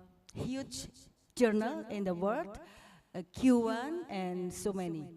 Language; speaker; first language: English; non-native, fluent; Indonesian